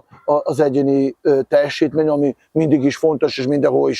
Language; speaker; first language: Hungarian; non-native, fluent; Serbian